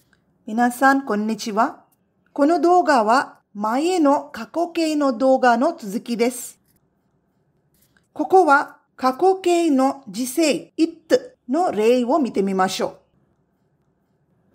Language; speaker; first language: Japanese; non-native, fluent; Tamil